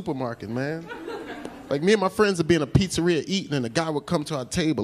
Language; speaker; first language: English; native; English